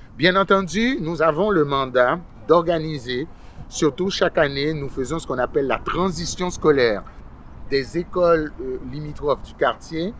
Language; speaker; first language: French; early bilingual, other home language; Haitian Creole